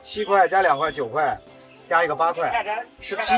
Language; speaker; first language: Chinese; native; Chinese